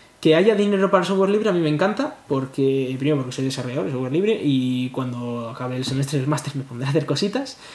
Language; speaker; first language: Spanish; native; Spanish